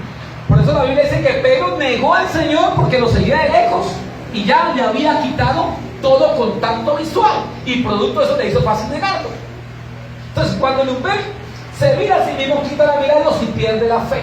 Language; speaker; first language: Spanish; native; Spanish